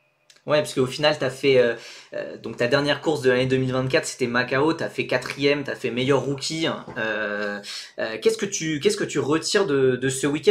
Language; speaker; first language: French; native; French